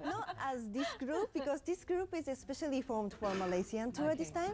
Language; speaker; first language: English; non-native, fluent; Japanese